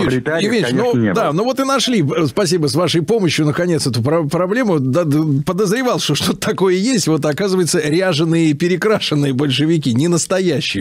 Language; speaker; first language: Russian; native; Russian